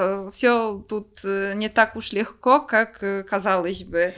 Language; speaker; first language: Russian; non-native, fluent; Polish